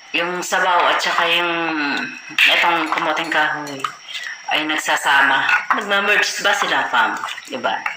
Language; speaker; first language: Filipino; non-native, local second language; Iloko